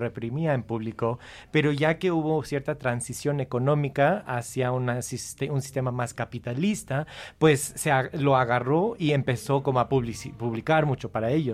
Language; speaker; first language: Spanish; non-native, fluent; English